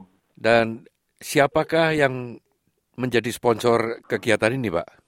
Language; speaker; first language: Indonesian; native; Indonesian